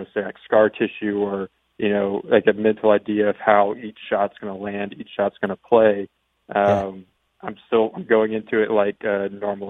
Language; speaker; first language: English; native; English